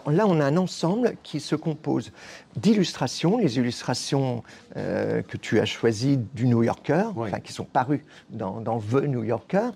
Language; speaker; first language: French; native; French